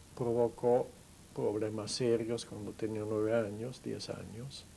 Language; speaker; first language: Spanish; non-native, fluent; German